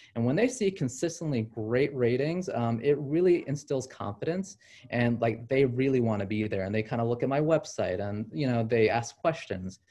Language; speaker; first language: English; native; English